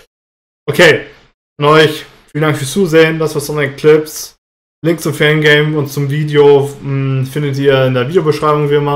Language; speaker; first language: German; native; German